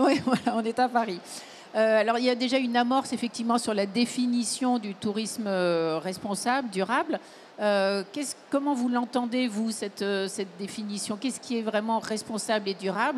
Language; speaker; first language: French; native; French